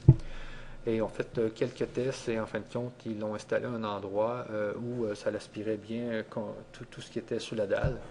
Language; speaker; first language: French; native; French